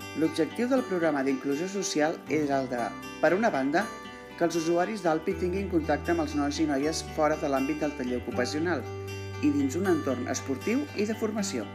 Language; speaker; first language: Catalan; native; Catalan